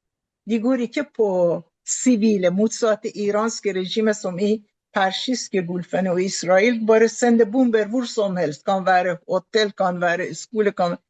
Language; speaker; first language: Norwegian; non-native, fluent; Persian